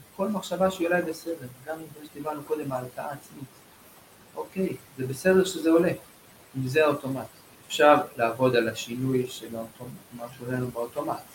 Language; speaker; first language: Hebrew; native; Hebrew